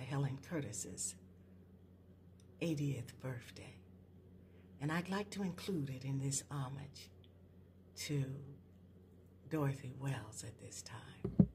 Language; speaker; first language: English; native; English